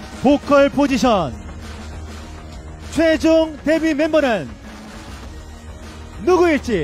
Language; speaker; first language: Korean; native; Korean